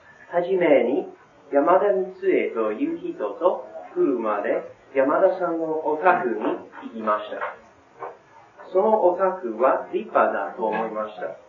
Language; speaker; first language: Japanese; non-native, learner; English